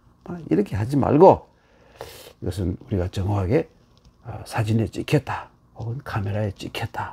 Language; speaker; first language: Korean; native; Korean